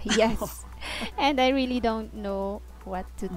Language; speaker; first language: English; non-native, fluent; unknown